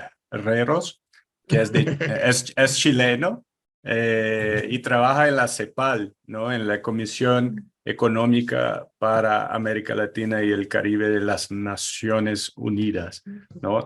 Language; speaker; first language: Spanish; non-native, fluent; Portuguese